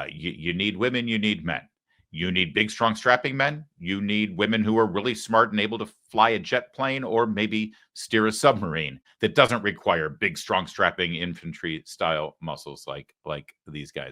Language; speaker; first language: English; native; English